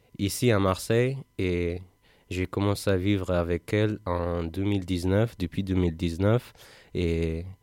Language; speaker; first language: French; non-native, learner; Persian